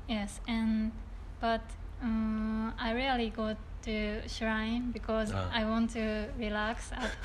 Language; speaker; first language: English; non-native, learner; Japanese